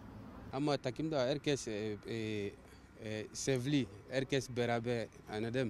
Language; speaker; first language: Turkish; non-native, learner; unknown